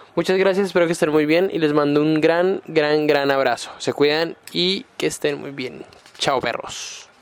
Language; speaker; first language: Spanish; native; Spanish